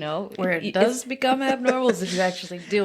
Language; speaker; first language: English; native; English